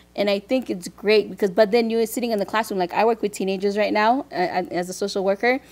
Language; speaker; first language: English; early bilingual, other home language; Haitian Creole